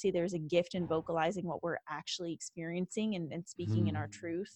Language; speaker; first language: English; native; English